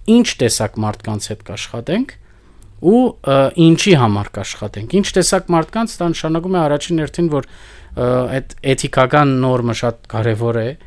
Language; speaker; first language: Armenian; early bilingual, heritage; Armenian